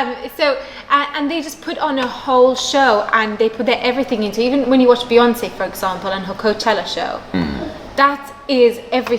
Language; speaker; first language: English; non-native, local second language; Maltese